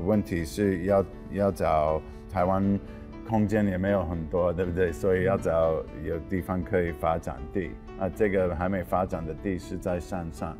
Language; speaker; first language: Chinese; non-native, fluent; English